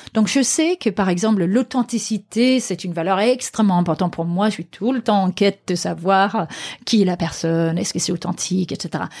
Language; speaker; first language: French; non-native, fluent; Danish